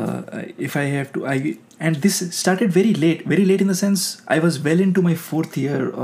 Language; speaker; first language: English; non-native, local second language; Hindi